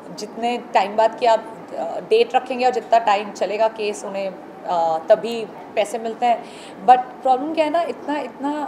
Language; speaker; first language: Hindi; native; Hindi